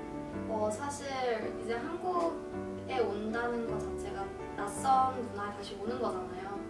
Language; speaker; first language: Korean; early bilingual, heritage; Korean